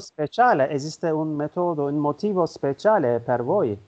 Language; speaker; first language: Italian; non-native, learner; Turkish